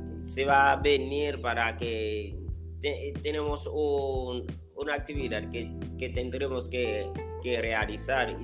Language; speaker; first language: Spanish; non-native, learner; Haitian Creole